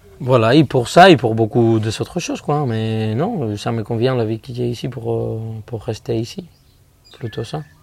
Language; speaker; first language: French; non-native, fluent; Spanish